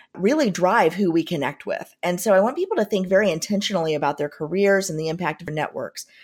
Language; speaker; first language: English; native; English